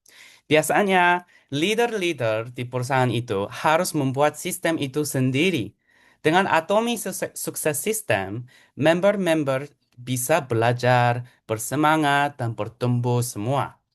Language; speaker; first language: Indonesian; non-native, fluent; Korean